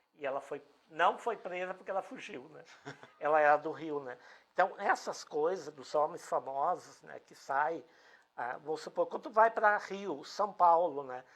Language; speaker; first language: Portuguese; native; Portuguese